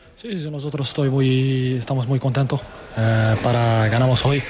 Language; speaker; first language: Spanish; non-native, learner; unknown